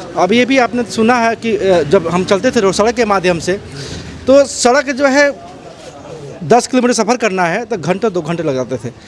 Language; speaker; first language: Hindi; native; Hindi